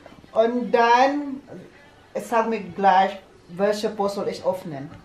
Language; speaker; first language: German; non-native, learner; Filipino